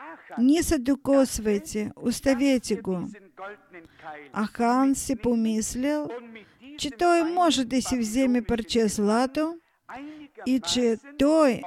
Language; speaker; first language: Bulgarian; non-native, fluent; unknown